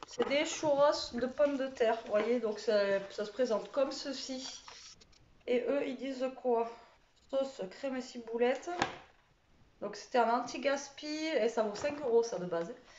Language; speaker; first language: French; native; French